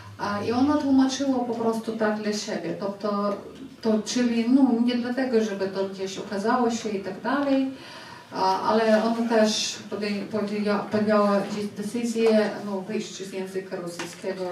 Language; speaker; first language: Polish; non-native, fluent; Ukrainian